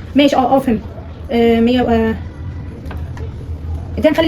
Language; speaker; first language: Arabic; native; Arabic